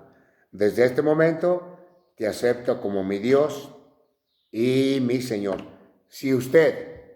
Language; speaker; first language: Spanish; native; Spanish